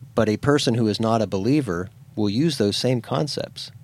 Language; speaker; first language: English; native; English